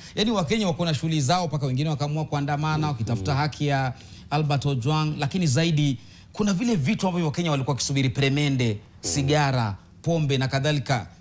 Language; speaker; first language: Swahili; native; Swahili